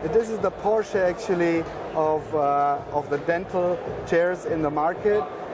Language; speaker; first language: English; non-native, fluent; German